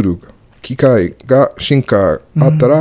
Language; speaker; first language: Japanese; non-native, learner; English